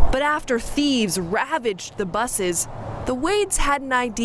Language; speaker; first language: English; native; English